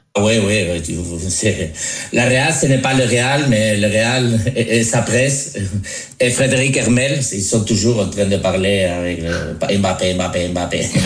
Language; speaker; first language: French; non-native, learner; Spanish